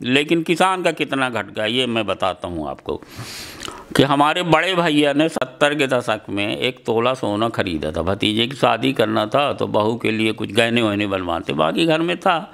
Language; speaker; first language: Hindi; native; Hindi